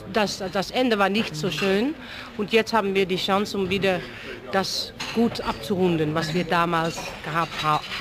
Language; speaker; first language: German; non-native, fluent; Dutch